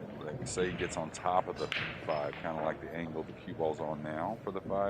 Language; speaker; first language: English; native; English